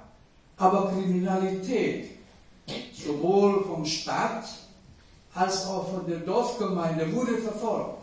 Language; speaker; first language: German; non-native, fluent; Indonesian